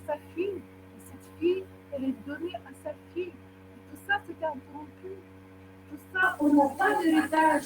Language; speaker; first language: French; non-native, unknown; Ukrainian